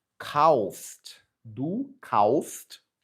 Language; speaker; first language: German; non-native, fluent; Ukrainian